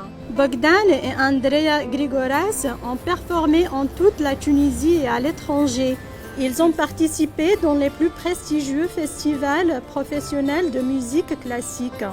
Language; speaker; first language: French; non-native, local second language; Arabic